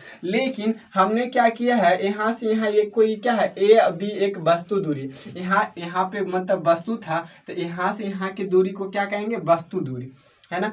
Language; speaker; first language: Hindi; native; Hindi